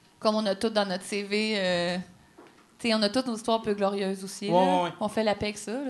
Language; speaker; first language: French; native; French